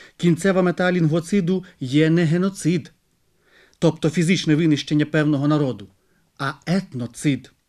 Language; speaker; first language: Ukrainian; native; Ukrainian